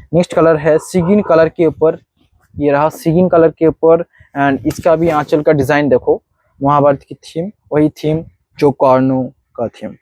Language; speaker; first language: Hindi; non-native, local second language; Bangla